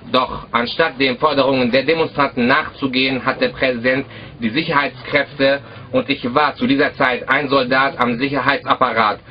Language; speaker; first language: German; early bilingual, other home language; Arabic